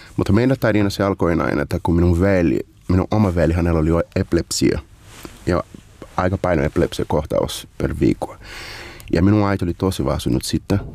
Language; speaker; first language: Finnish; non-native, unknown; Portuguese